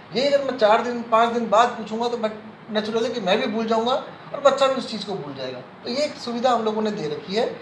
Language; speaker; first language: Hindi; native; Hindi